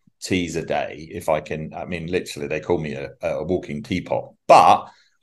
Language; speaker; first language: English; native; English